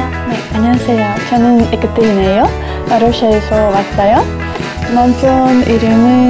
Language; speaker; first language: Korean; non-native, learner; Russian